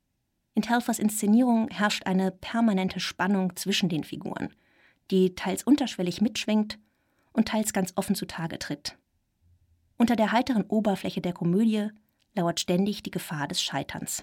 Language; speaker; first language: German; native; German